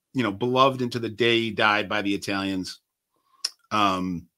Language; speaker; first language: English; native; English